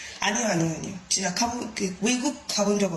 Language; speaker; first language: Korean; non-native, fluent; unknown